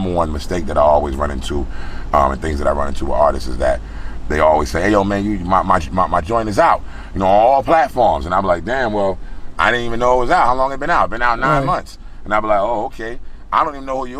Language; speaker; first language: English; native; English